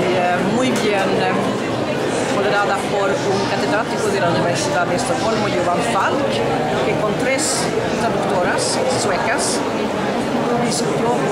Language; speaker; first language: Spanish; non-native, fluent; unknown